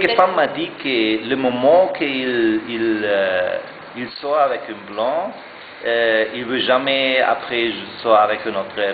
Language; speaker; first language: French; non-native, learner; German